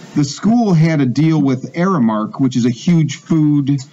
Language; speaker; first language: English; native; English